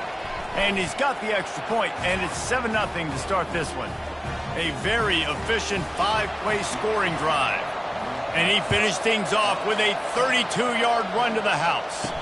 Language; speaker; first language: English; native; English